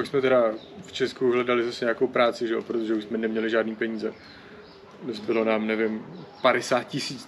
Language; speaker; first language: Czech; native; Czech